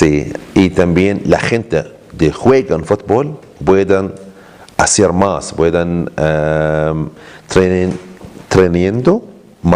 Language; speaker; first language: Spanish; non-native, learner; Arabic